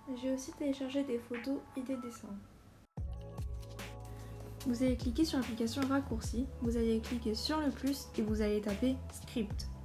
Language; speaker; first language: French; native; French